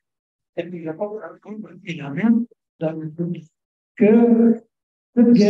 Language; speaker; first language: French; non-native, fluent; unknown